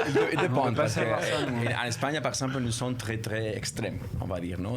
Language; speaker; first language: French; non-native, fluent; Spanish